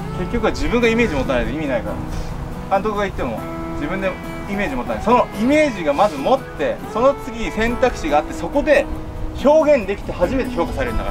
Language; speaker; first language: Japanese; native; Japanese